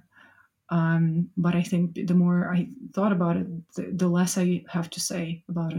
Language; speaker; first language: English; non-native, fluent; Russian